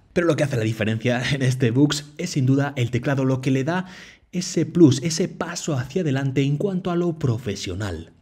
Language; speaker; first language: Spanish; native; Spanish